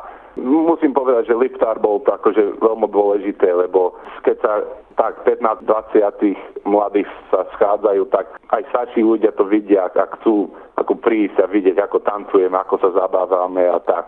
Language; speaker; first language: Slovak; early bilingual, heritage; Slovak